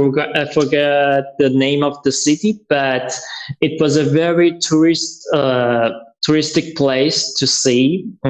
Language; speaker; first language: English; non-native, learner; Persian